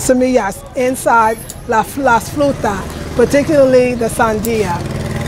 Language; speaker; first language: Spanish; non-native, learner; English